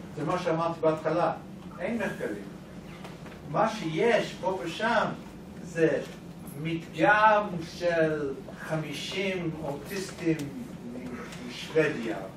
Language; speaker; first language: Hebrew; non-native, fluent; English